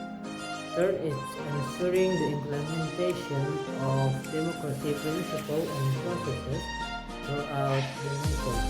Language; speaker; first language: English; non-native, learner; Indonesian